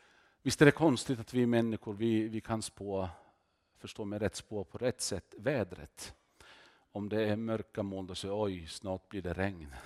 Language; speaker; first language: Swedish; non-native, fluent; Finnish